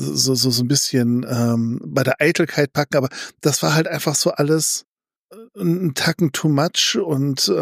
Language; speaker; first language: German; native; German